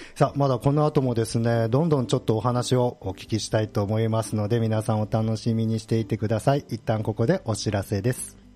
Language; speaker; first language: Japanese; native; Japanese